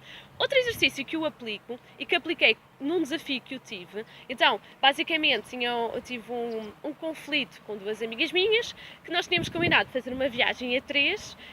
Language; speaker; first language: Portuguese; native; Portuguese